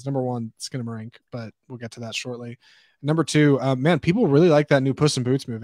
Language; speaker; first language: English; native; English